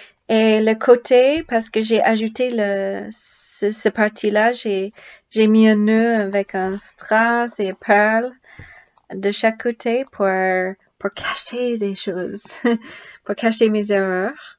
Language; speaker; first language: French; non-native, learner; English